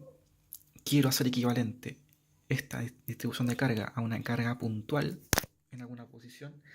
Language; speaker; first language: Spanish; native; Spanish